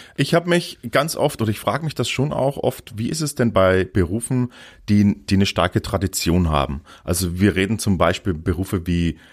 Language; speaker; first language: German; native; German